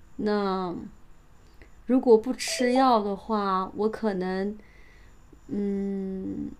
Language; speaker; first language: Chinese; native; Chinese